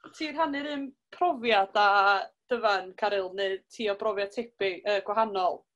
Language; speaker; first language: Welsh; native; Welsh